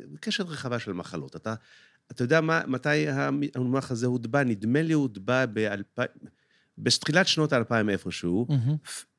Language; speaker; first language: Hebrew; native; Hebrew